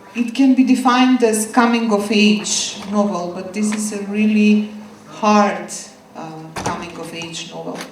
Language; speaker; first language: English; non-native, fluent; Macedonian